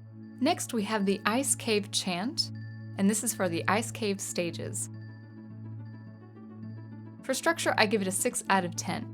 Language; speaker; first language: English; native; English